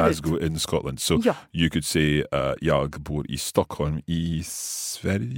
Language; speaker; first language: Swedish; non-native, learner; English